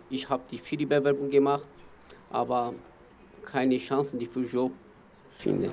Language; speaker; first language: German; non-native, learner; Kurdish